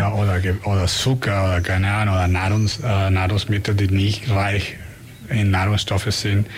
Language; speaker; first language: German; non-native, learner; Spanish